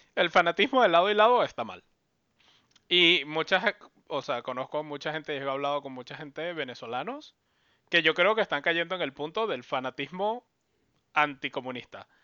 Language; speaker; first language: Spanish; native; Spanish